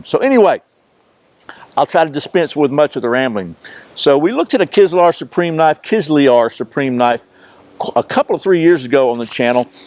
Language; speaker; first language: English; native; English